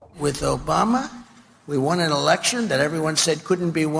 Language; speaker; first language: English; native; English